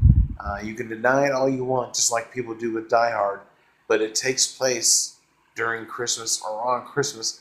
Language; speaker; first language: English; native; English